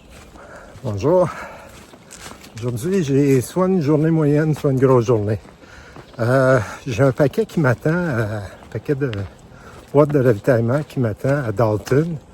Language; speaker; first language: French; native; French